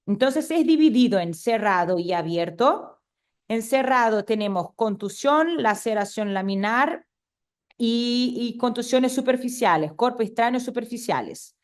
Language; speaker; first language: Spanish; non-native, fluent; Portuguese